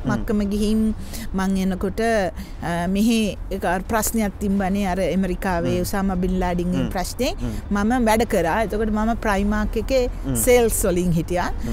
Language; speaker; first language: Sinhala; non-native, local second language; Tamil